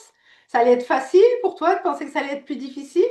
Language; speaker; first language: French; native; French